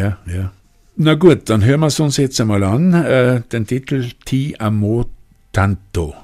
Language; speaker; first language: German; native; German